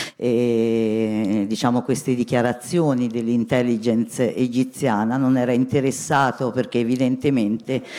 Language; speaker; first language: Italian; native; Italian